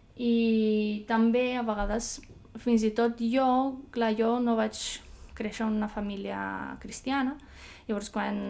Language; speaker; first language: Catalan; non-native, fluent; Greek